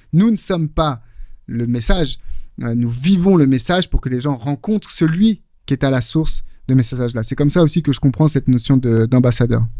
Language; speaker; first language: French; native; French